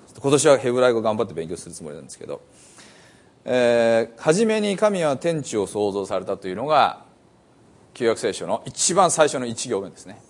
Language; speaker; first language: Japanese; native; Japanese